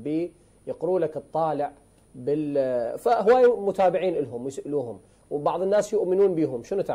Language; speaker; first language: Arabic; native; Arabic